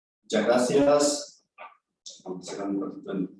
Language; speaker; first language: Spanish; native; Spanish